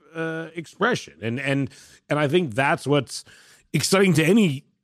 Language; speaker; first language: English; native; English